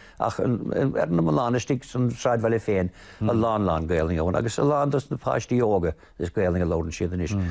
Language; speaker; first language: Irish; native; Irish